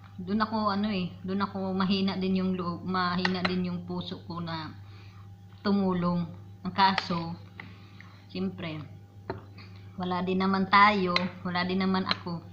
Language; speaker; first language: Filipino; non-native, local second language; Cebuano